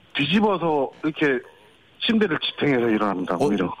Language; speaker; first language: Korean; native; Korean